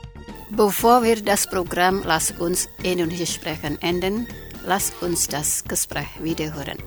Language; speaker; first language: German; non-native, fluent; Indonesian